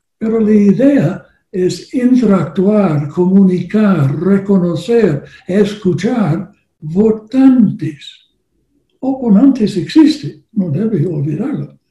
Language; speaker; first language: Spanish; non-native, learner; English